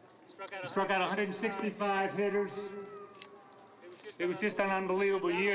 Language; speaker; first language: English; native; English